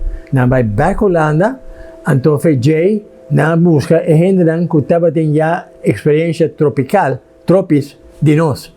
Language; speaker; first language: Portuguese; non-native, learner; Papiamento